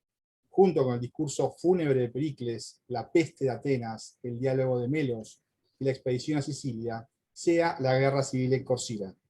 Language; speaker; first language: Spanish; native; Spanish